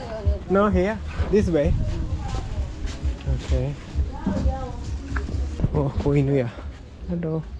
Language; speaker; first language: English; non-native, learner; Japanese